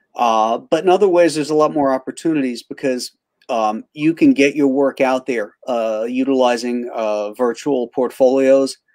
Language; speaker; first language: English; native; English